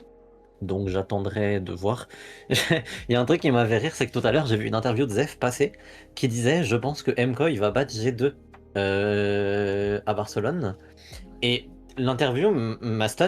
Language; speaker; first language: French; native; French